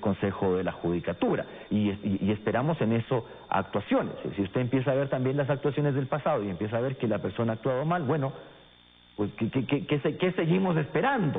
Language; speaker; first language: Spanish; native; Spanish